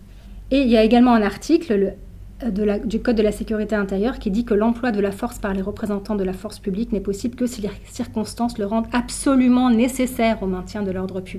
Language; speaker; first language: French; native; French